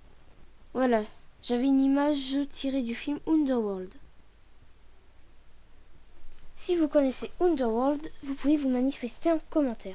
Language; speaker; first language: French; native; French